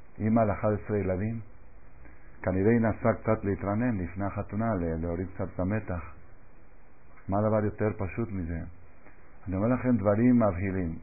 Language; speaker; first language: Hebrew; non-native, fluent; Spanish